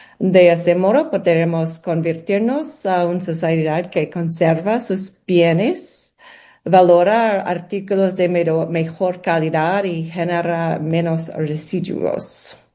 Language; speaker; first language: Spanish; non-native, learner; English